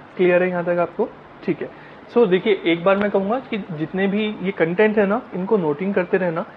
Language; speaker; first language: Hindi; native; Hindi